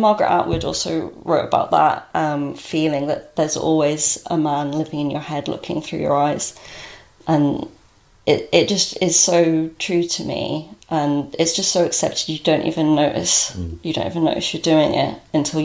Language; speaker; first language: English; native; English